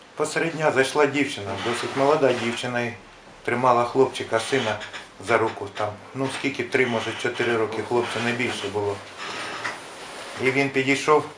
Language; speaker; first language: Ukrainian; non-native, local second language; Russian